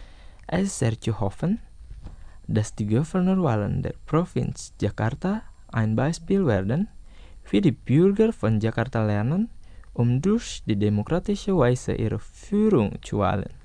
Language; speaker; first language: German; non-native, fluent; Indonesian